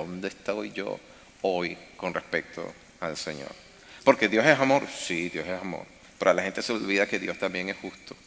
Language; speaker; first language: Spanish; native; Spanish